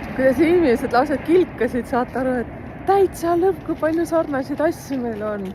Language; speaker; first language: Estonian; native; Estonian